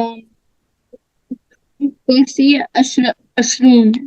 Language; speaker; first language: Arabic; non-native, learner; Urdu